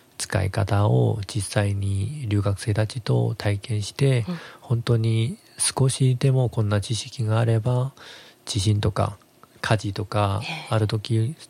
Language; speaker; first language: Japanese; non-native, fluent; Korean